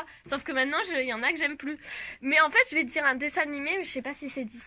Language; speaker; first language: French; native; French